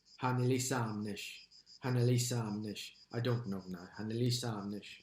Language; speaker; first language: Irish; non-native, local second language; English